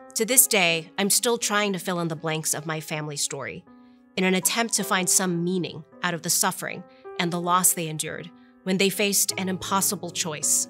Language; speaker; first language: English; native; English